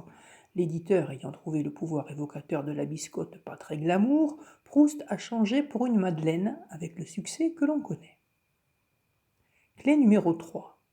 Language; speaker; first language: French; native; French